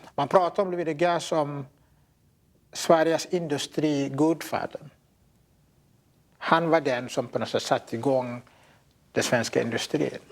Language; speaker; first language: Swedish; non-native, fluent; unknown